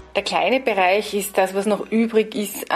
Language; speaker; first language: German; native; German